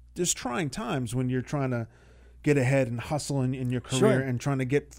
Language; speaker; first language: English; native; English